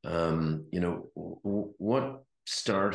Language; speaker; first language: English; native; English